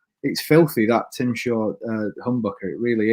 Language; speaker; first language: English; native; English